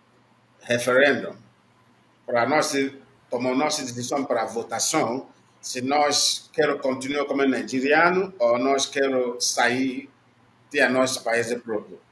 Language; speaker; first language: Portuguese; non-native, learner; Igbo